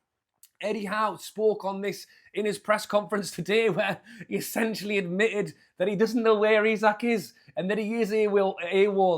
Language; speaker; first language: English; native; English